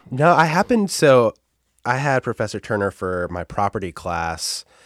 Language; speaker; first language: English; native; English